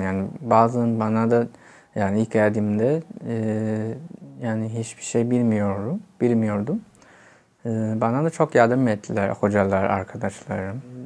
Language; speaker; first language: Turkish; non-native, fluent; Chinese